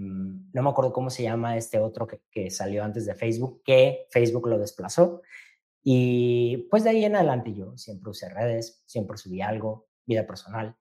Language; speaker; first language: Spanish; native; Spanish